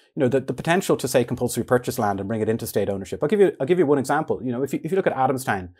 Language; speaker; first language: English; native; English